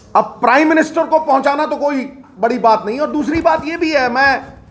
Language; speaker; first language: Hindi; non-native, local second language; Punjabi